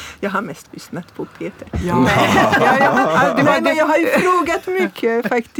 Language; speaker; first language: Swedish; non-native, fluent; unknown